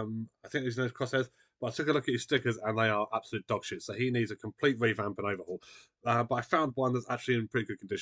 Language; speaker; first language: English; native; English